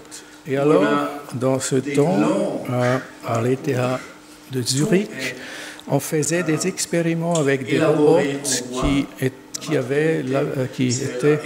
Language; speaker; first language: French; non-native, learner; German